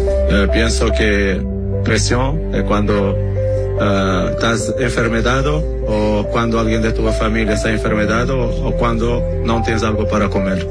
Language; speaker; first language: Spanish; non-native, fluent; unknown